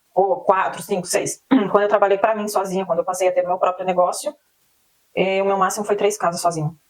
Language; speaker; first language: Portuguese; native; Portuguese